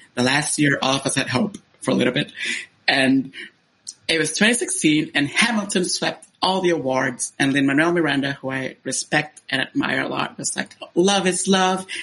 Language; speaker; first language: English; non-native, fluent; Spanish